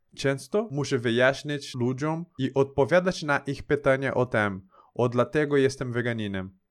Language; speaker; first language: Polish; non-native, learner; Portuguese